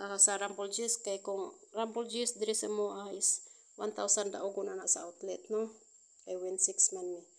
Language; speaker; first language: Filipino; non-native, local second language; Cebuano